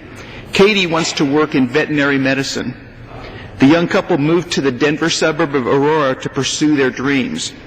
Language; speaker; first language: English; native; English